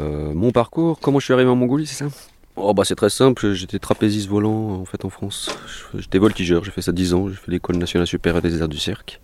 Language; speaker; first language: French; native; French